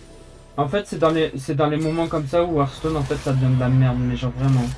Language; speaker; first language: French; native; French